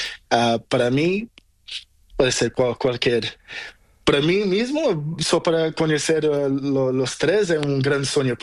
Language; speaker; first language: Spanish; non-native, learner; Portuguese